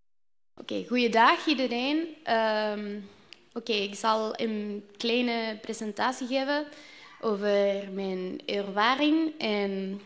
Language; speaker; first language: Dutch; non-native, learner; Spanish